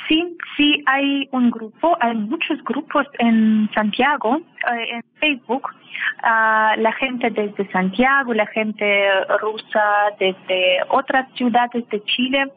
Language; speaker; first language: Spanish; non-native, learner; Russian